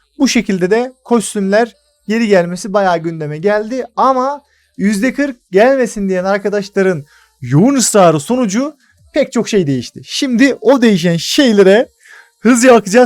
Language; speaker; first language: Turkish; native; Turkish